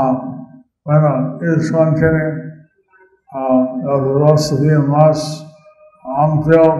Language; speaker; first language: Spanish; non-native, learner; English